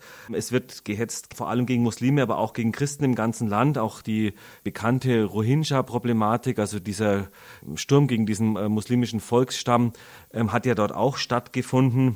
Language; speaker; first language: German; native; German